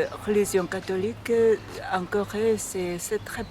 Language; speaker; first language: French; non-native, learner; Korean